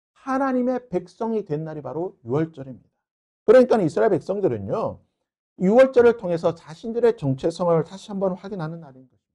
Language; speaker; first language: Korean; native; Korean